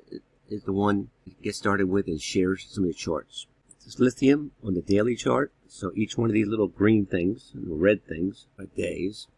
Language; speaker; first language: English; native; English